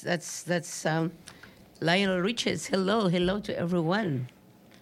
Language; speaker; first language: English; non-native, local second language; Cebuano